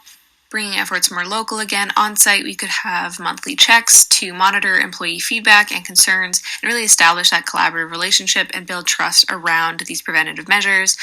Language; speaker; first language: English; native; English